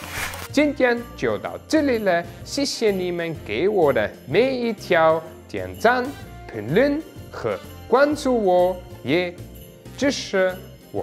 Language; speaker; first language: Chinese; non-native, fluent; German